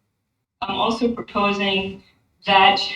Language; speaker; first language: English; native; English